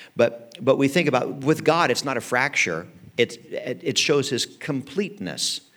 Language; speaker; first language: English; native; English